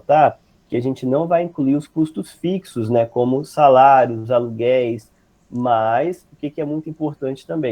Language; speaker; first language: Portuguese; native; Portuguese